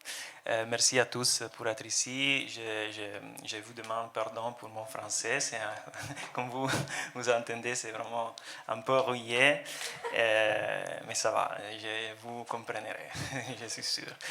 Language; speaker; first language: French; non-native, fluent; Italian